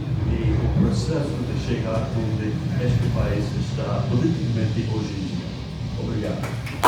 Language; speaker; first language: Portuguese; non-native, fluent; English